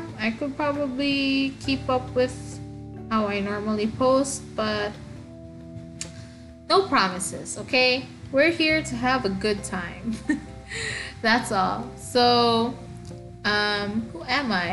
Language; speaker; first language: English; non-native, local second language; Waray